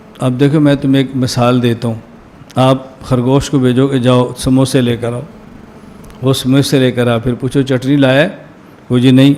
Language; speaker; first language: Urdu; non-native, local second language; Punjabi